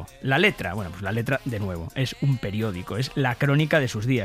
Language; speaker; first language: Spanish; native; Spanish